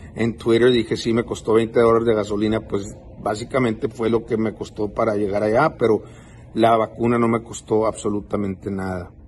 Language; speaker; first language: Spanish; early bilingual, heritage; Spanish